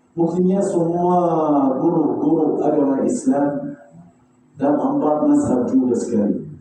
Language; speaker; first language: Malay; non-native, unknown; Arabic